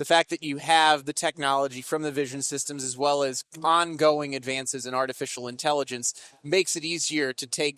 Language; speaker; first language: English; native; English